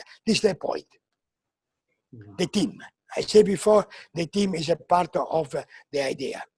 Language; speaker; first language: English; non-native, learner; Italian